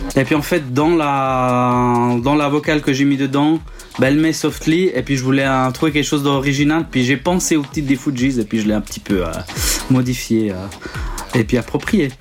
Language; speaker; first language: French; non-native, local second language; Italian